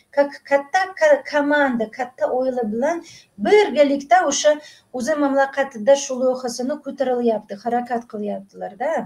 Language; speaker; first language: Uzbek; non-native, local second language; Russian